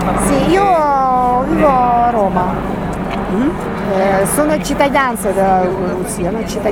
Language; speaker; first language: Italian; non-native, learner; Russian